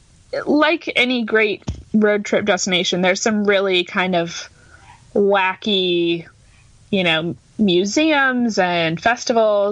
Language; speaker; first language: English; native; English